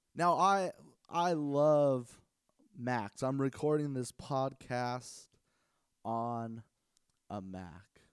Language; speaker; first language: English; native; English